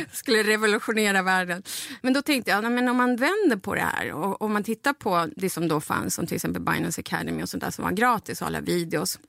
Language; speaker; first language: Swedish; non-native, fluent; Spanish